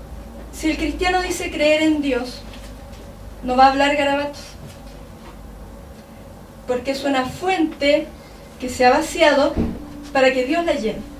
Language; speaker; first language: Spanish; native; Spanish